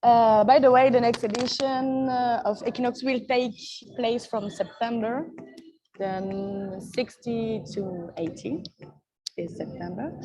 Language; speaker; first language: English; non-native, learner; French